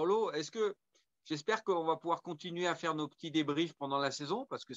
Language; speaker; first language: French; native; French